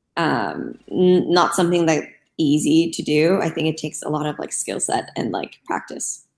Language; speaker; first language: English; non-native, fluent; Turkish